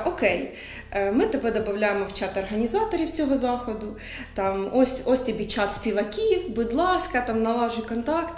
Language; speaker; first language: Ukrainian; native; Ukrainian